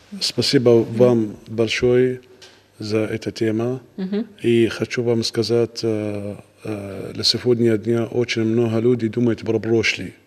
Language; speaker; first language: Russian; non-native, learner; Arabic